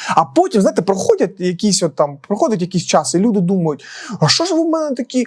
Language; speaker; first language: Ukrainian; non-native, local second language; Russian